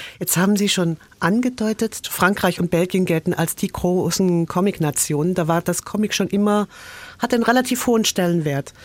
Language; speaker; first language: German; native; German